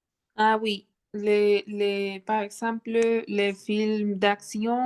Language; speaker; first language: French; non-native, learner; Spanish